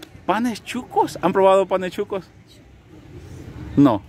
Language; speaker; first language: Spanish; native; Spanish